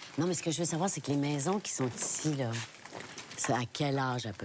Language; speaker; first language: French; native; French